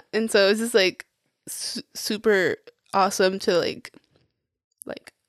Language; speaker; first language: English; early bilingual, other home language; Spanish